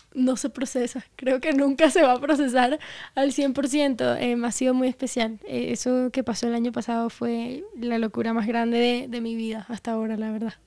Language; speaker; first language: Spanish; native; Spanish